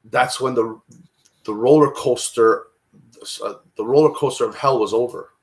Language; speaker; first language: English; non-native, fluent; Italian